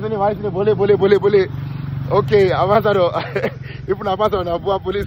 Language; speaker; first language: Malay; non-native, fluent; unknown